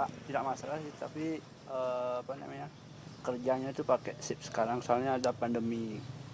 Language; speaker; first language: Indonesian; non-native, local second language; Balinese